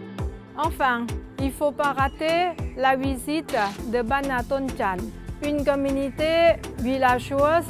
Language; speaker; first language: French; non-native, fluent; Thai